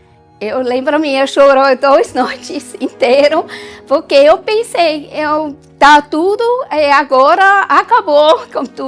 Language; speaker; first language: Portuguese; non-native, learner; German